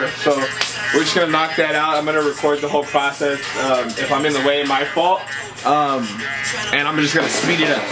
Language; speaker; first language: English; native; English